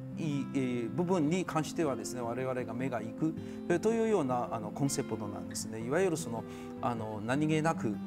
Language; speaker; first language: Japanese; non-native, fluent; Chinese